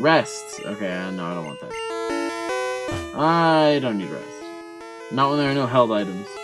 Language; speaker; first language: English; native; English